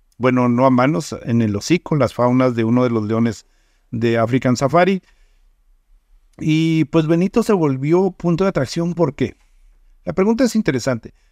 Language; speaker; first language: Spanish; native; Spanish